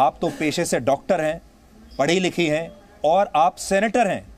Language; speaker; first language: Hindi; native; Hindi